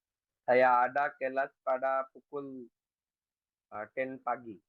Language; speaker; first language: Indonesian; non-native, learner; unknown